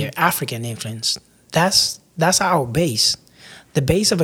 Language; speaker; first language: English; non-native, fluent; Spanish